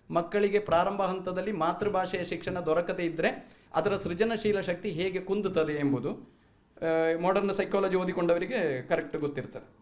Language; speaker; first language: Kannada; non-native, local second language; Malayalam